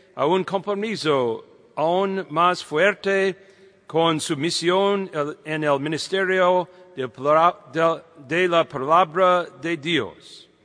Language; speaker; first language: Spanish; non-native, fluent; English